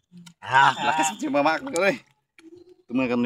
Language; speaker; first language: Filipino; non-native, local second language; Cebuano